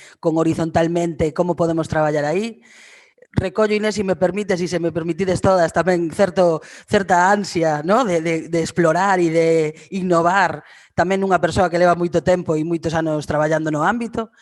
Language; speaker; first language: Galician; non-native, local second language; Spanish